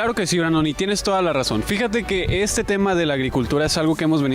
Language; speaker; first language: Spanish; native; Spanish